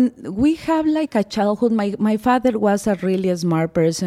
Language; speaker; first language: English; non-native, fluent; Spanish